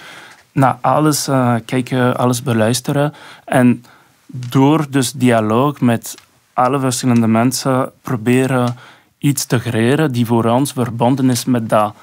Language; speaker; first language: Dutch; non-native, local second language; French